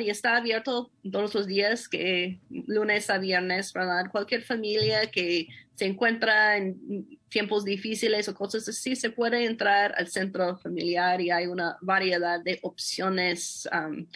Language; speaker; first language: Spanish; non-native, fluent; English